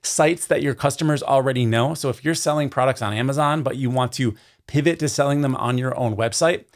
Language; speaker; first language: English; native; English